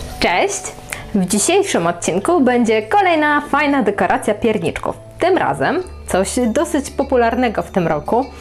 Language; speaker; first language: Polish; native; Polish